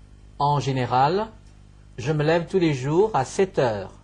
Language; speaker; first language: French; non-native, fluent; Chinese